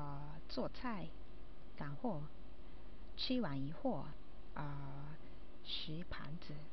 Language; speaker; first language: Chinese; non-native, learner; Japanese